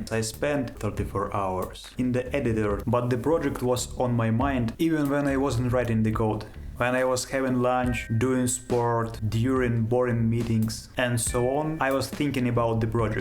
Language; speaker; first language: English; non-native, fluent; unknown